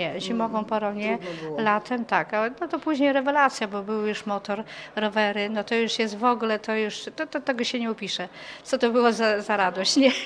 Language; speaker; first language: Polish; non-native, local second language; Ukrainian